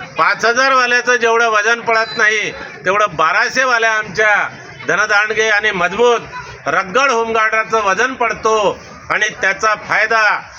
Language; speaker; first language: Marathi; non-native, local second language; Gondi